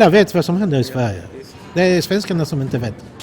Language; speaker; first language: Swedish; non-native, fluent; Polish